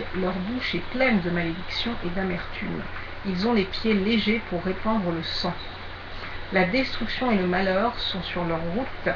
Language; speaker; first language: French; native; French